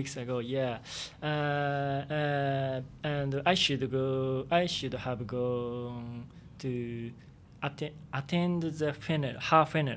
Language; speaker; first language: English; non-native, learner; Japanese